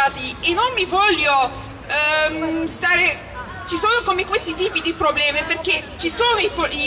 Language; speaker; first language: Italian; early bilingual, other home language; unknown